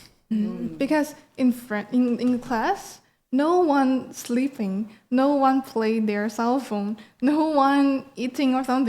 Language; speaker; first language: English; non-native, learner; Chinese